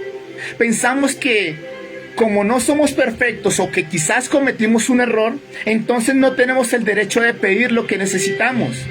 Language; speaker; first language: Spanish; native; Spanish